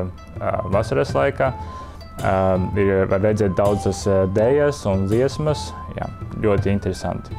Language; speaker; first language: Latvian; early bilingual, other home language; Chinese